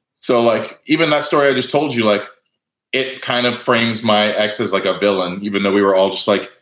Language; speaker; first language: English; native; English